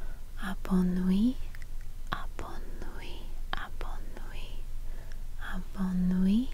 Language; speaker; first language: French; non-native, learner; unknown